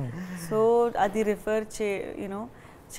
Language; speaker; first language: Telugu; non-native, fluent; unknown